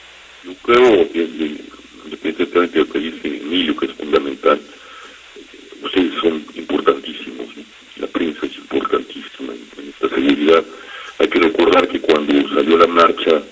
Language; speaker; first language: Spanish; native; Spanish